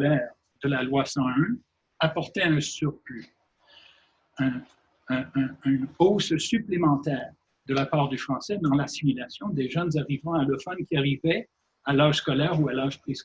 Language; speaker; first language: French; native; French